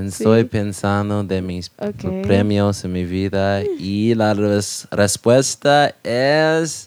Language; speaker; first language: Spanish; non-native, learner; English